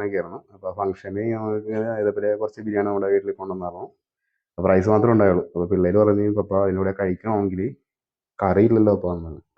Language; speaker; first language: Malayalam; native; Malayalam